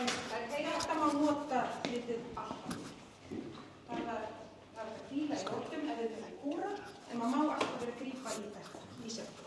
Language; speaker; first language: Icelandic; native; Icelandic